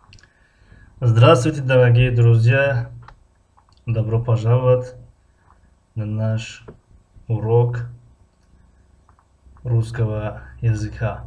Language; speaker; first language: Russian; non-native, fluent; Tajik